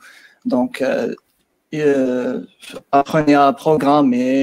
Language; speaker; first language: French; non-native, local second language; Arabic